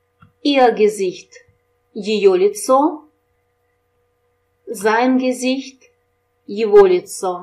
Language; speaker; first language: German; non-native, fluent; Russian